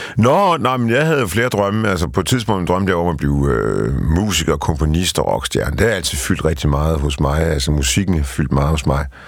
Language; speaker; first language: Danish; early bilingual, other home language; Polish